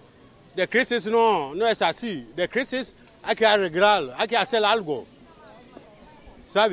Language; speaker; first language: Spanish; non-native, learner; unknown